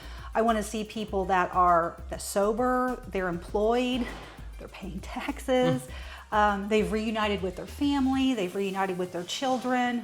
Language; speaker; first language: English; native; English